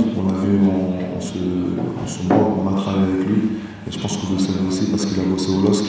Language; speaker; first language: French; native; French